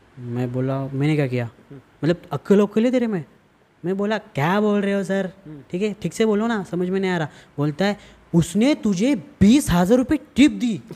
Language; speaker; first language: Hindi; non-native, local second language; Marathi